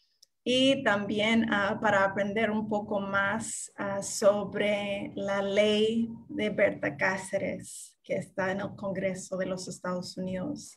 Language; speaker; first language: Spanish; non-native, fluent; English